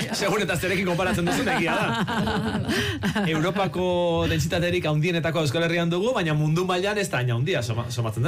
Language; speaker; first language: Basque; native; Basque